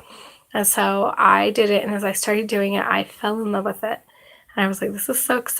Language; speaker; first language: English; native; English